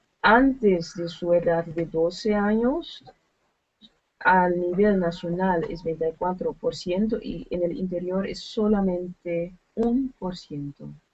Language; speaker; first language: Spanish; non-native, learner; Dutch